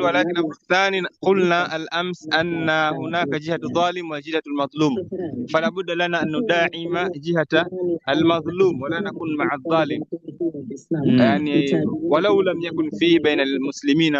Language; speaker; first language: Arabic; non-native, fluent; Swahili